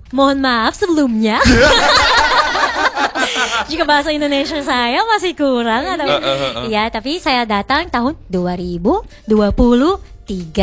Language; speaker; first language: Indonesian; non-native, fluent; Filipino